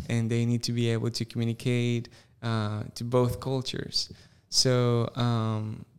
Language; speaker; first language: English; non-native, fluent; Spanish